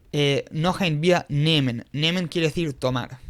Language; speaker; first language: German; non-native, fluent; Spanish